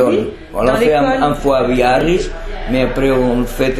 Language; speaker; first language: French; non-native, fluent; Spanish